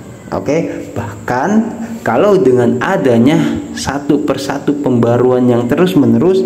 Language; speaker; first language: Indonesian; native; Indonesian